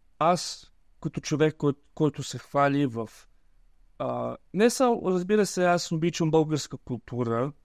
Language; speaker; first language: Bulgarian; early bilingual, heritage; Bulgarian